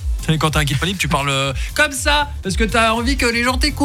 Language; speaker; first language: French; native; French